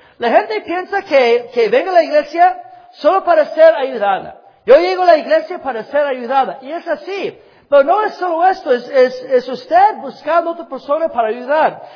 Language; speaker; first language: Spanish; non-native, fluent; English